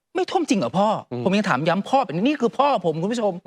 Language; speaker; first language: Thai; native; Thai